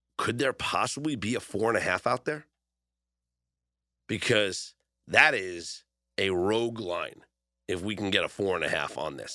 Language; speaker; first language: English; native; English